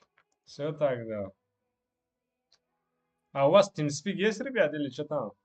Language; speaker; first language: Russian; non-native, local second language; Tajik